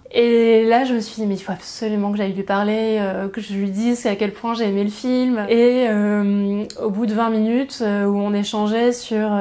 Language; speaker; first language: French; native; French